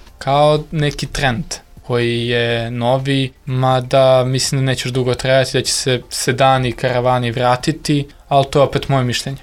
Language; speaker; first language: Serbian; native; Serbian